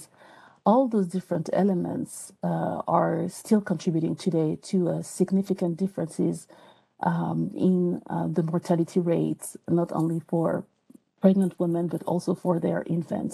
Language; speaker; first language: English; non-native, fluent; French